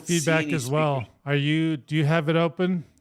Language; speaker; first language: English; native; English